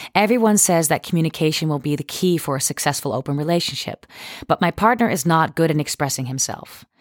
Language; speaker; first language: English; non-native, fluent; Dutch